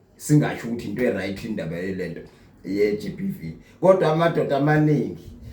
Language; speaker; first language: Zulu; non-native, local second language; Xhosa